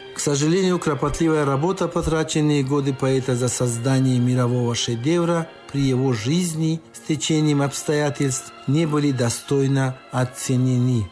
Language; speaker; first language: Russian; non-native, local second language; Tajik